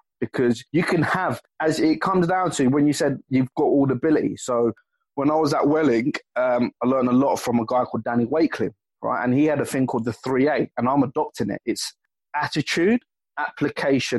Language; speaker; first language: English; native; English